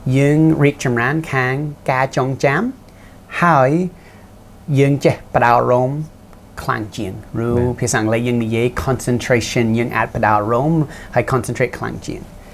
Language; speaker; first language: Khmer; non-native, fluent; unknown